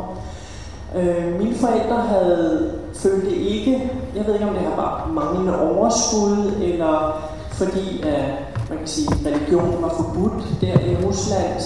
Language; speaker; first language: Danish; early bilingual, other home language; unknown